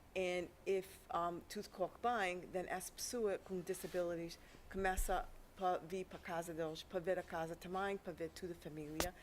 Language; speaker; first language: Portuguese; early bilingual, heritage; English